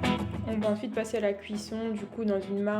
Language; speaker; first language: French; native; French